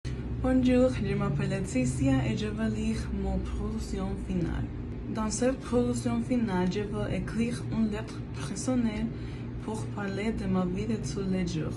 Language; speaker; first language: French; non-native, learner; Spanish